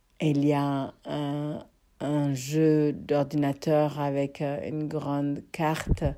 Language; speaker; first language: French; non-native, fluent; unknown